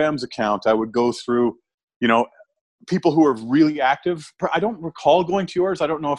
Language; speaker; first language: English; native; English